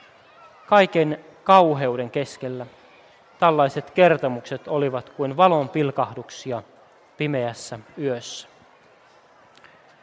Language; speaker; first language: Finnish; native; Finnish